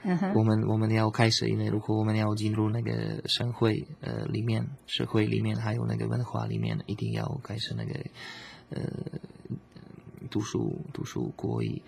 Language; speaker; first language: Chinese; non-native, learner; Slovak